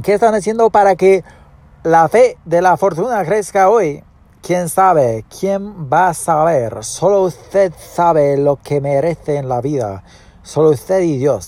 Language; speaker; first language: Spanish; early bilingual, heritage; Spanish